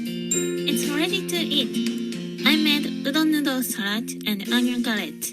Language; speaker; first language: English; non-native, learner; Japanese